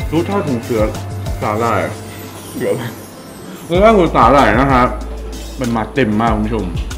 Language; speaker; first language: Thai; non-native, fluent; Chinese